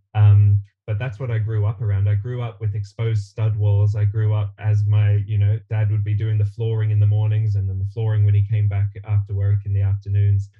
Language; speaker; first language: English; native; English